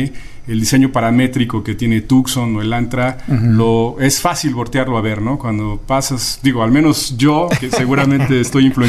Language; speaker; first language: Spanish; native; Spanish